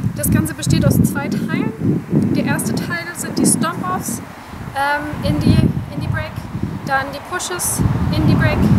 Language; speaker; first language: German; native; German